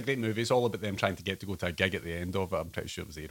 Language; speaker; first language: English; native; English